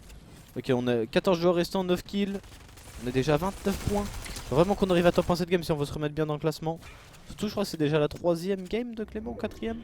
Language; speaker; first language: French; native; French